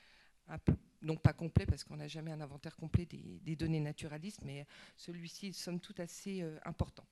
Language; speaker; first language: French; native; French